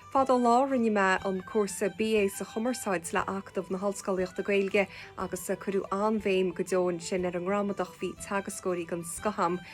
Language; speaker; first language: Irish; native; Irish